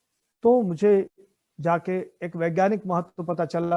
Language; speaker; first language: Hindi; native; Hindi